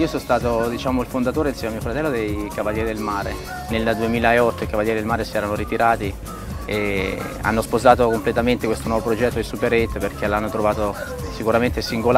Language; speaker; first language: Italian; native; Italian